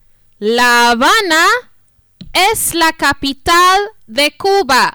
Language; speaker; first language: Spanish; non-native, fluent; English